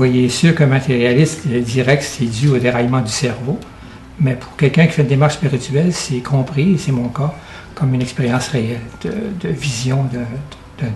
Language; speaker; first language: French; native; French